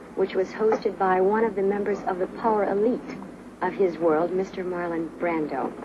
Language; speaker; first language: English; native; English